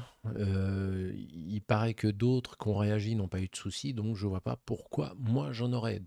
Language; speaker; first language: French; native; French